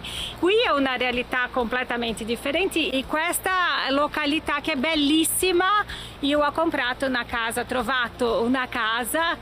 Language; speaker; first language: Italian; non-native, learner; Portuguese